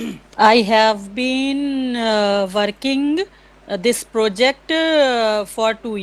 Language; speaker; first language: English; non-native, learner; Hindi